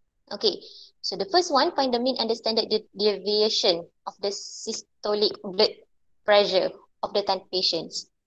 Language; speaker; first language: English; non-native, local second language; Malay